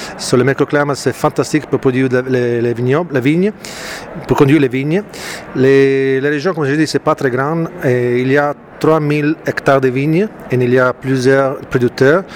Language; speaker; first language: French; non-native, fluent; Italian